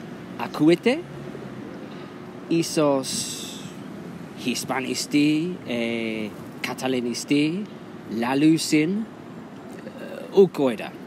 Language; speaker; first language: Greek; non-native, fluent; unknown